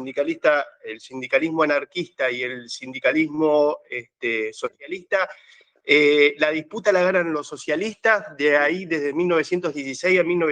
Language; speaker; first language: Spanish; native; Spanish